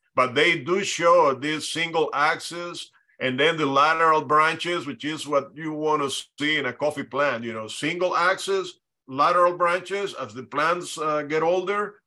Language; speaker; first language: English; non-native, fluent; Spanish